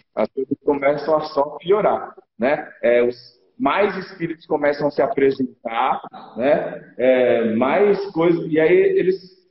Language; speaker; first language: Portuguese; native; Portuguese